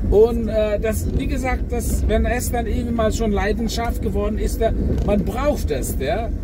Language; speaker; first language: German; non-native, fluent; Indonesian